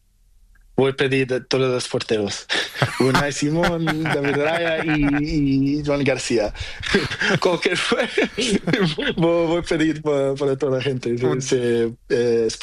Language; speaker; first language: Spanish; non-native, learner; Portuguese